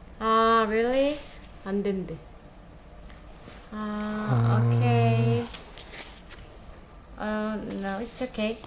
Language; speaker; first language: English; non-native, learner; Korean